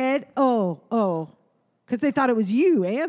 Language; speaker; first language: English; native; English